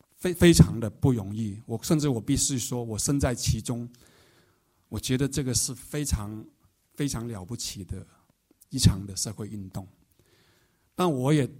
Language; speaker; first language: Chinese; non-native, local second language; Cantonese